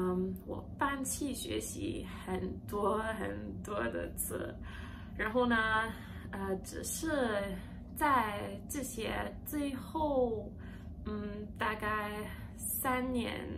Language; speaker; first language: Chinese; non-native, learner; English